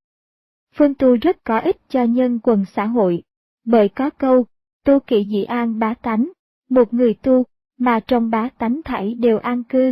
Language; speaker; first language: Vietnamese; native; Vietnamese